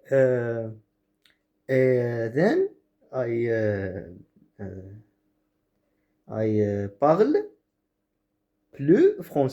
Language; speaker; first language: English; non-native, fluent; Arabic